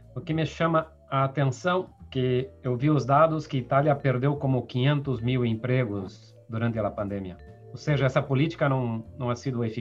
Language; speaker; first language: Spanish; non-native, fluent; Portuguese